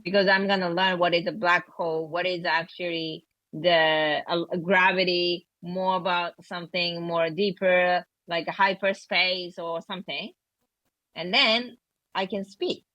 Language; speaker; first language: English; non-native, learner; Japanese